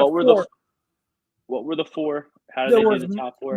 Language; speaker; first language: English; native; English